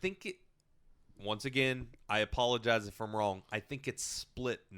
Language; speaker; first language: English; native; English